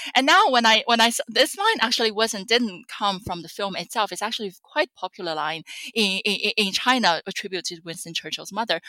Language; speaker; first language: English; non-native, fluent; Chinese